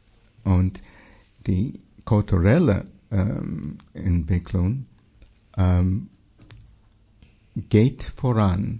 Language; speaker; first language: German; non-native, fluent; English